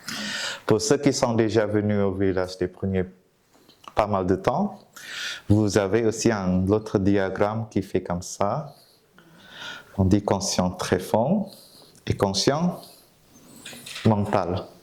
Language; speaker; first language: French; non-native, fluent; Vietnamese